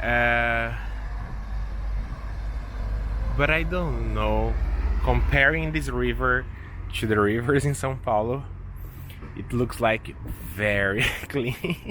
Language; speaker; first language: English; non-native, local second language; Portuguese